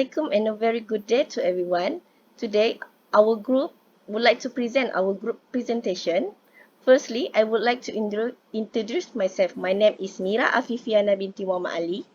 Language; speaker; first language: English; non-native, local second language; Malay